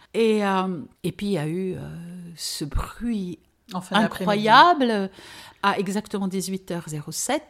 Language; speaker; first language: French; native; French